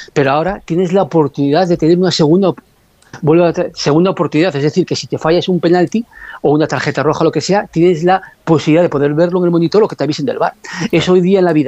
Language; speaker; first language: Spanish; native; Spanish